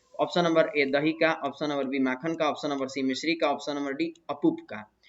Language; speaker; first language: Hindi; native; Hindi